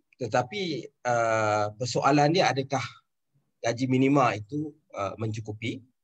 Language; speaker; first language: Malay; native; Malay